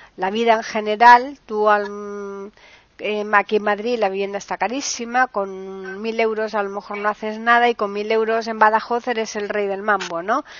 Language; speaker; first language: Spanish; native; Spanish